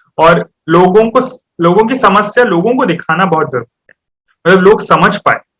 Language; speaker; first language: Hindi; non-native, local second language; Marathi